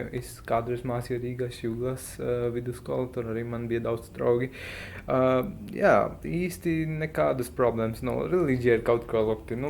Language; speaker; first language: Latvian; non-native, fluent; Hindi